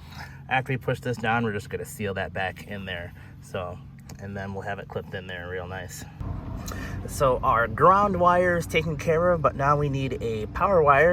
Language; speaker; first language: English; native; English